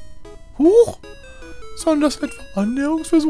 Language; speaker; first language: German; native; German